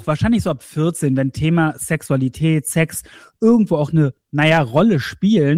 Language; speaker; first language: German; native; German